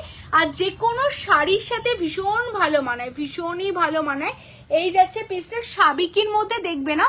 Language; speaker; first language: Bangla; native; Bangla